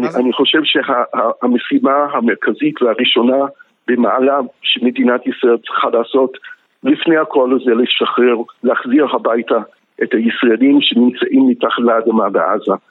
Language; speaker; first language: Hebrew; non-native, fluent; English